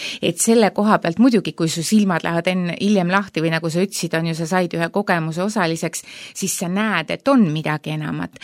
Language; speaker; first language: Estonian; native; Estonian